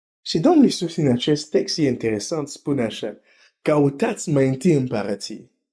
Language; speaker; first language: Romanian; non-native, fluent; French